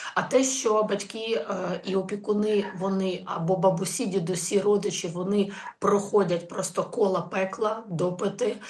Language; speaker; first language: Ukrainian; native; Ukrainian